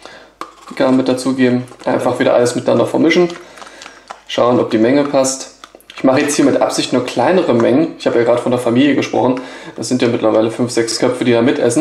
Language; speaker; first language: German; native; German